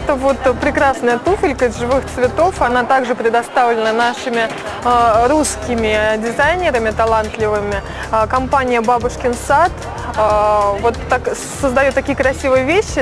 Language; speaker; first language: Russian; native; Russian